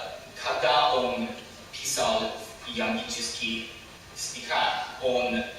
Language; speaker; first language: Russian; non-native, learner; English